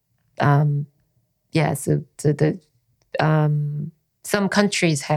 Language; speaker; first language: English; non-native, fluent; Korean